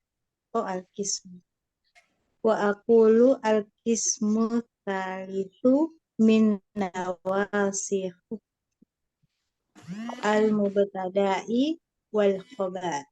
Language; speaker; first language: Arabic; non-native, learner; Indonesian